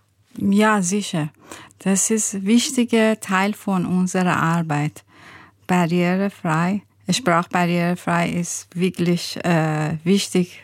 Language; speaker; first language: German; non-native, learner; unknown